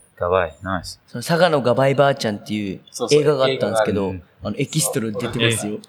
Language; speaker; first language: Japanese; native; Japanese